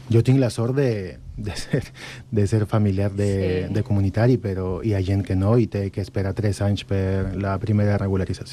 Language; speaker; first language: Catalan; non-native, fluent; Spanish